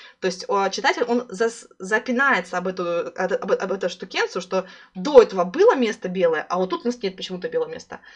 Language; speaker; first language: Russian; native; Russian